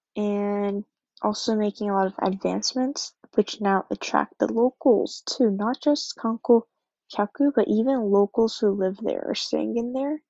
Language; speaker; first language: English; early bilingual, other home language; Japanese